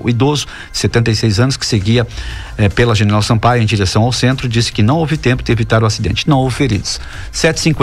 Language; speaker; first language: Portuguese; native; Portuguese